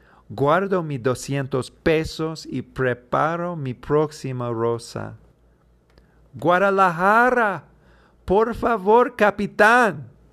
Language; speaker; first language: Spanish; non-native, fluent; English